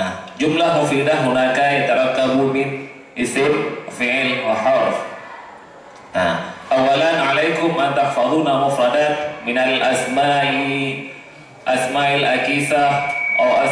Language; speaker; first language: Arabic; non-native, fluent; Indonesian